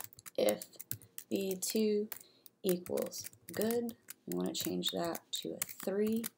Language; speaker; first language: English; native; English